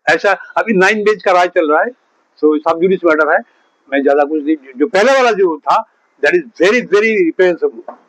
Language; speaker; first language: Hindi; non-native, local second language; Bangla